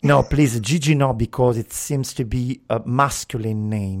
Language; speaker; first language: English; non-native, fluent; Italian